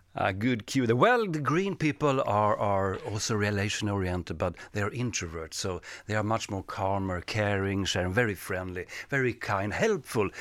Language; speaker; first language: English; non-native, fluent; Swedish